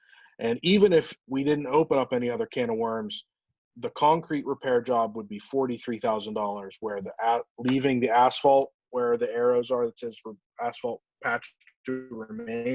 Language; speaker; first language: English; native; English